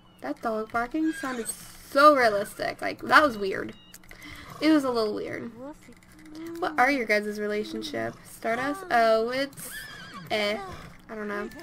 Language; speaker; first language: English; native; English